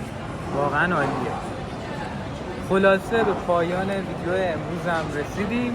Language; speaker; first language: Persian; native; Persian